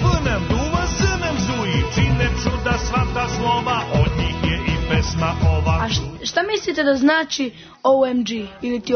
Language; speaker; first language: Serbian; native; Serbian